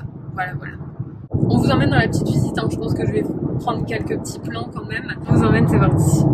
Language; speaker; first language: French; native; French